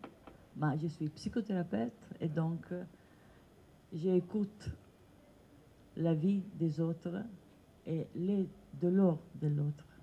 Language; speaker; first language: French; non-native, fluent; Italian